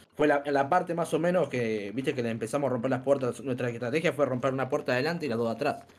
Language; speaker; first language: Spanish; native; Spanish